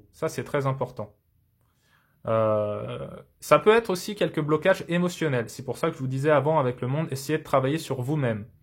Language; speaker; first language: French; native; French